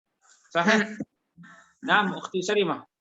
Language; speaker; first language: Arabic; non-native, fluent; Malay